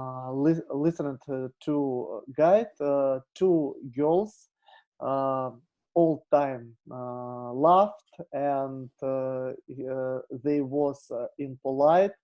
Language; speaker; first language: English; non-native, learner; Russian